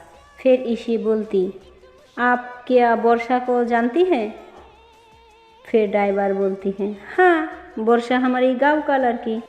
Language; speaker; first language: Hindi; non-native, local second language; Bangla